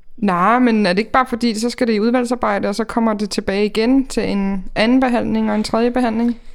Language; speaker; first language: Danish; native; Danish